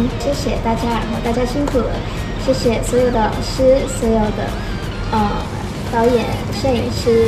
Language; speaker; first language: Chinese; non-native, fluent; Thai